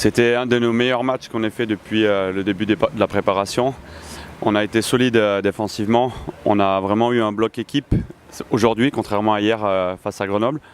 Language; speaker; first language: French; native; French